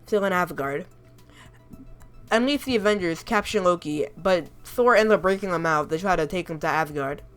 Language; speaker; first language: English; native; English